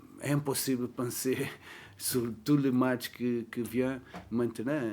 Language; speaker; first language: French; non-native, learner; Portuguese